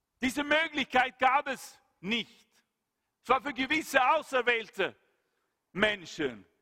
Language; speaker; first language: German; non-native, fluent; Swedish